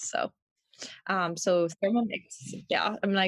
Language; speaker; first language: English; non-native, fluent; French